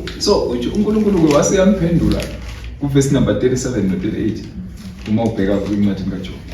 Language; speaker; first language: Zulu; native; Zulu